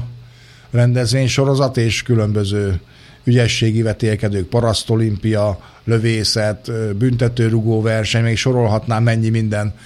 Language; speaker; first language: Hungarian; native; Hungarian